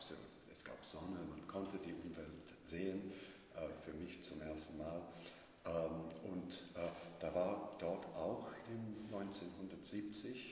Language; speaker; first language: German; non-native, fluent; English